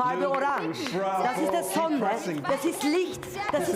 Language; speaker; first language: German; non-native, learner; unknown